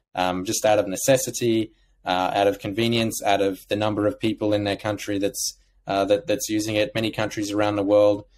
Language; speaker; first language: English; native; English